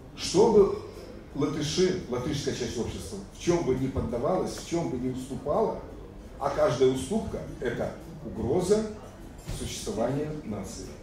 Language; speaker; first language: Russian; non-native, local second language; Latvian